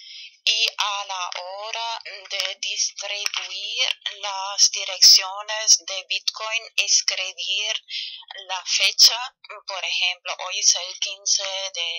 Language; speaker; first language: Spanish; non-native, fluent; German